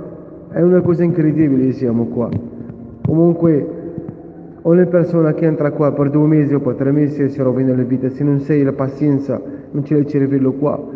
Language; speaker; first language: Italian; non-native, fluent; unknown